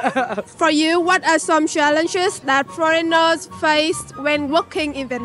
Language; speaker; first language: English; non-native, learner; Vietnamese